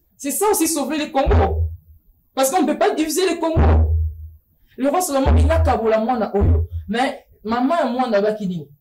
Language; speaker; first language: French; non-native, local second language; Lingala